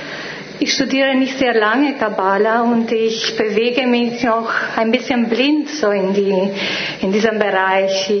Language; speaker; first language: German; non-native, fluent; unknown